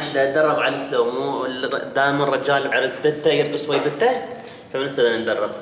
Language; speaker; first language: Arabic; native; Arabic